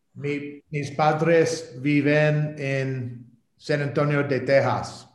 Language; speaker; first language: Spanish; non-native, learner; English